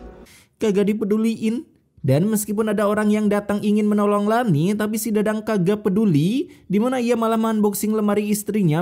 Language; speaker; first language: Indonesian; native; Indonesian